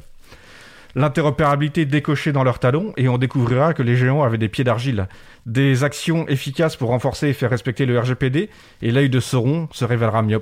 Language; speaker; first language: French; native; French